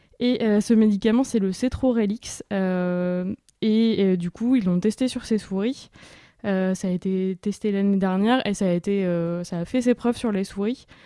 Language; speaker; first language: French; native; French